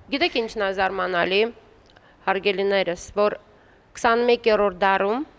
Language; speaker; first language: Armenian; native; Armenian